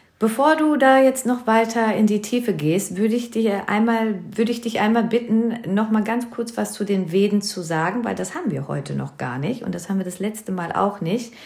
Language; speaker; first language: German; early bilingual, other home language; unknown